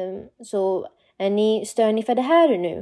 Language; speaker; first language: Swedish; non-native, fluent; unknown